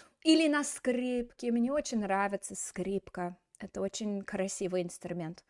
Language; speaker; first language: Russian; non-native, fluent; English